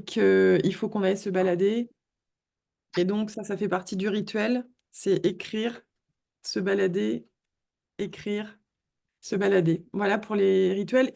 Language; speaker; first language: French; native; French